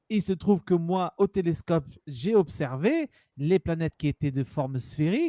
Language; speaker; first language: French; native; French